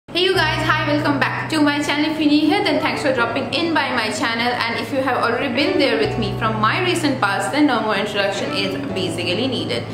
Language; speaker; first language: English; non-native, local second language; Bangla